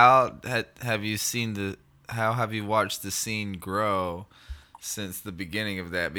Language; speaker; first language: English; native; English